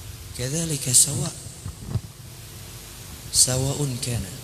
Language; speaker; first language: Arabic; non-native, fluent; Indonesian